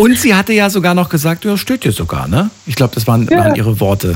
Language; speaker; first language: German; native; German